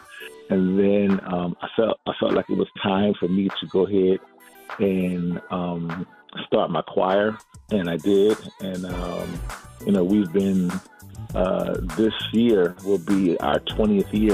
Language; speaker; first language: English; native; English